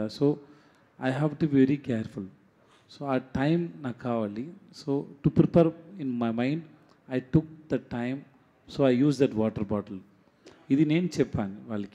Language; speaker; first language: Telugu; non-native, learner; Tamil